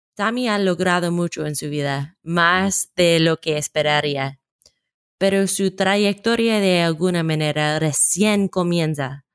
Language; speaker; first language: Spanish; non-native, fluent; English